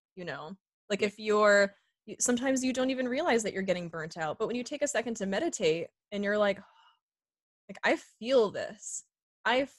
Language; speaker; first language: English; native; English